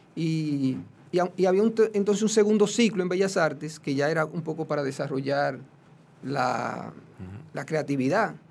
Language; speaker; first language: Spanish; native; Spanish